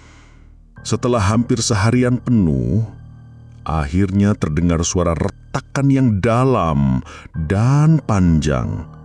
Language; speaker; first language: Indonesian; native; Indonesian